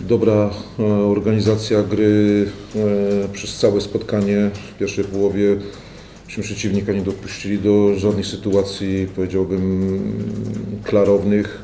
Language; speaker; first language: Polish; native; Polish